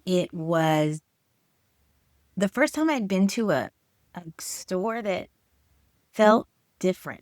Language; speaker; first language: English; native; English